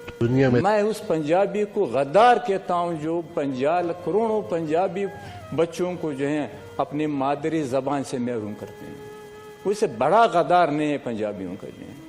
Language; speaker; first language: Urdu; non-native, local second language; Pashto